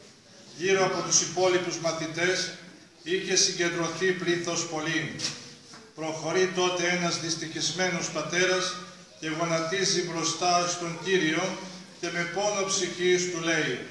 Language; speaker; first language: Greek; native; Greek